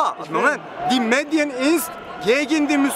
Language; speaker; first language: German; non-native, learner; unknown